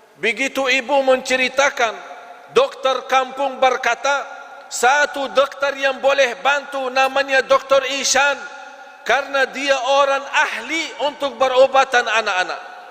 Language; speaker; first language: Malay; non-native, fluent; Arabic